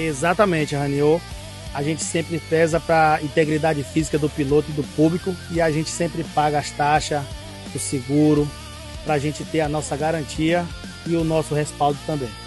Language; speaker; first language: Portuguese; native; Portuguese